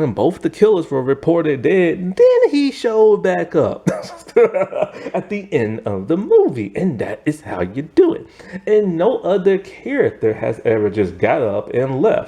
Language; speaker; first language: English; native; English